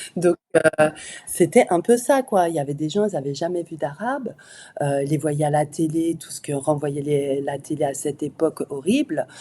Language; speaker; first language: French; early bilingual, other home language; Arabic